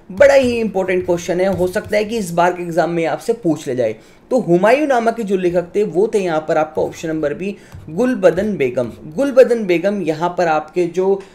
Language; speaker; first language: Hindi; native; Hindi